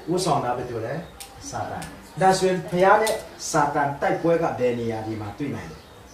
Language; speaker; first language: Burmese; non-native, local second language; Tedim Chin